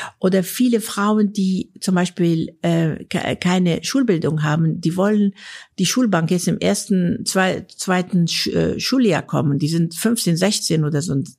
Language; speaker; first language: German; non-native, fluent; Persian